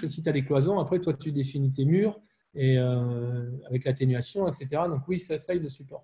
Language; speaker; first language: French; native; French